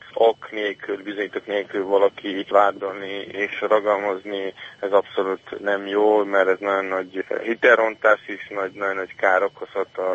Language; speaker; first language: Hungarian; non-native, fluent; Serbian